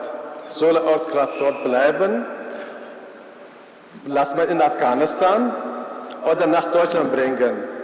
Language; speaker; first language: German; non-native, fluent; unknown